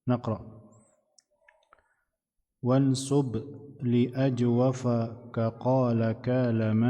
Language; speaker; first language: Arabic; non-native, fluent; Indonesian